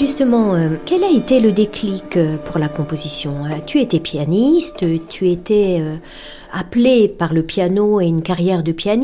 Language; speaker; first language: French; native; French